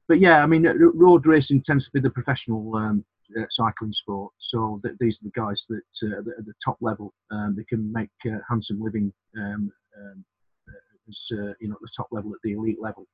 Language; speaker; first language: English; native; English